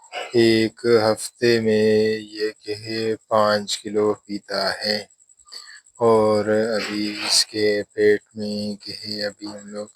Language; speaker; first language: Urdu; non-native, local second language; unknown